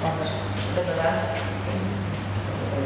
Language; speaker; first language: Indonesian; native; Indonesian